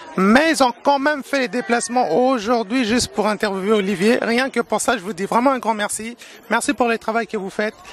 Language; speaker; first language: French; early bilingual, other home language; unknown